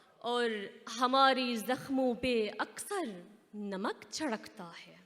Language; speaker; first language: Urdu; non-native, fluent; Arabic